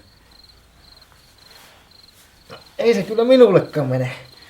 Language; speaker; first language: Finnish; native; Finnish